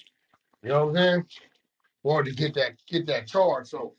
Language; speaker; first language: English; native; English